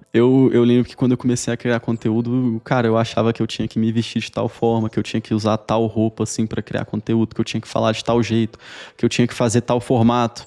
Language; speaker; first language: Portuguese; native; Portuguese